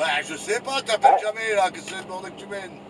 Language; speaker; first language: French; native; French